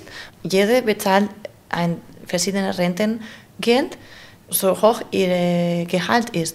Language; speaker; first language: German; non-native, fluent; Spanish